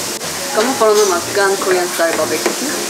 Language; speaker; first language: Indonesian; non-native, learner; Korean